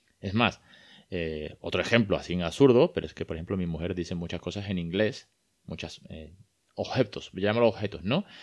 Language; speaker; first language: Spanish; native; Spanish